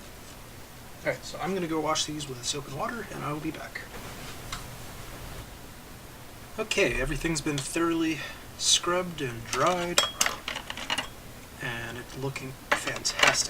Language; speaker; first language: English; native; English